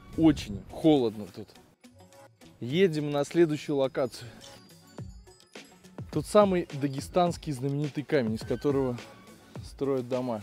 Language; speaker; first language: Russian; native; Russian